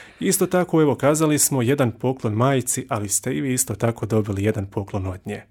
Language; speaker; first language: Croatian; native; Croatian